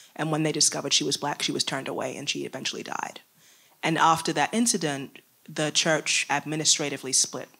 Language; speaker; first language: English; native; English